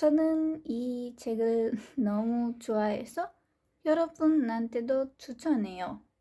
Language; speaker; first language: Korean; non-native, fluent; Romanian